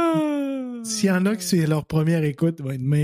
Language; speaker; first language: French; native; French